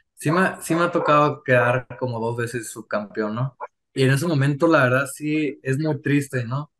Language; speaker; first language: Spanish; native; Spanish